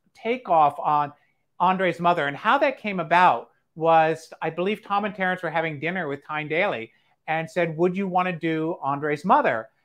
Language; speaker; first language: English; native; English